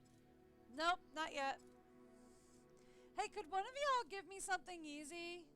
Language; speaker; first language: English; native; English